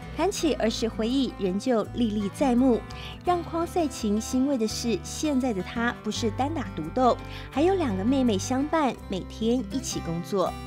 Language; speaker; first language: Chinese; native; Chinese